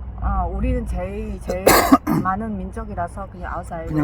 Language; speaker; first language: Korean; non-native, learner; Vietnamese